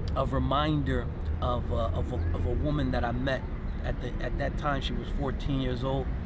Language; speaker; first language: English; native; English